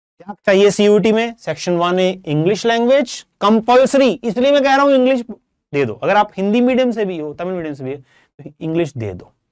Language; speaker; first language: Hindi; non-native, local second language; Punjabi